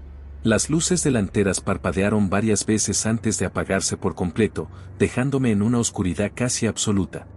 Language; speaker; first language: Spanish; native; Spanish